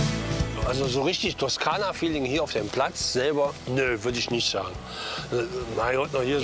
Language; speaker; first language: German; native; German